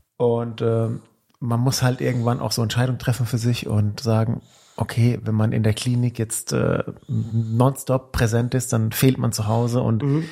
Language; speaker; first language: German; early bilingual, other home language; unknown